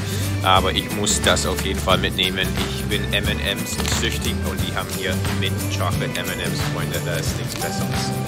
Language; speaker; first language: German; non-native, fluent; English